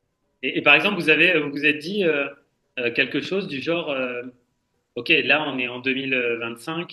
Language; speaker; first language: French; native; French